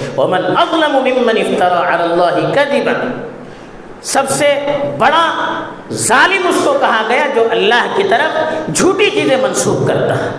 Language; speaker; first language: Urdu; non-native, local second language; Konkani